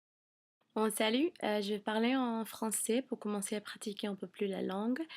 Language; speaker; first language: French; non-native, fluent; English